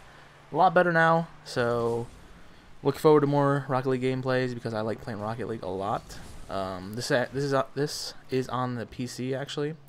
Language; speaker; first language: English; native; English